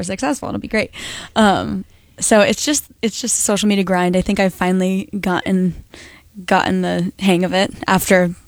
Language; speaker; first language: English; native; English